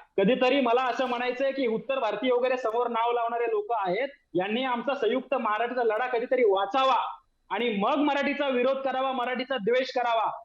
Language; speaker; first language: Marathi; native; Marathi